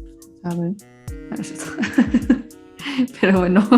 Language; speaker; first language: Spanish; native; Spanish